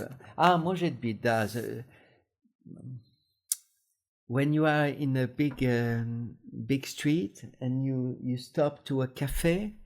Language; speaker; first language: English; non-native, learner; French